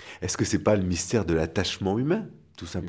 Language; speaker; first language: French; native; French